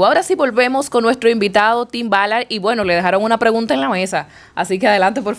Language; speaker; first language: Spanish; native; Spanish